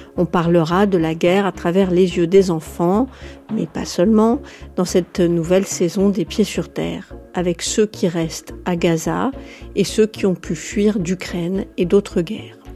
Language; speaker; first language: French; native; French